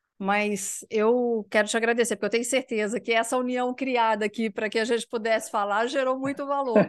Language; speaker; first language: Portuguese; native; Portuguese